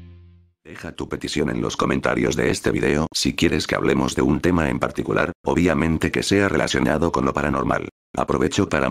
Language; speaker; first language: Spanish; native; Spanish